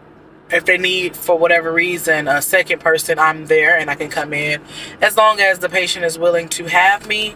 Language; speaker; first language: English; native; English